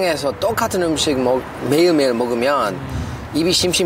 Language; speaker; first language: Korean; non-native, fluent; English